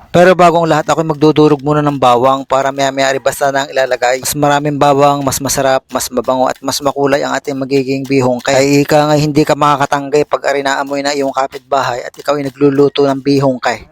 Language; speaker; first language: Filipino; native; Filipino